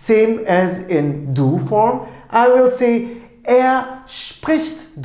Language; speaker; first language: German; non-native, fluent; Turkish